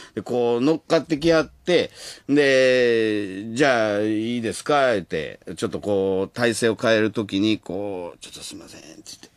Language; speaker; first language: Japanese; native; Japanese